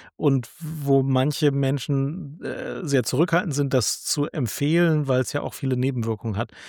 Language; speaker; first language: German; native; German